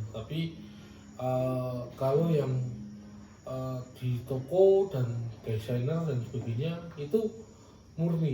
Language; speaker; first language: Indonesian; native; Indonesian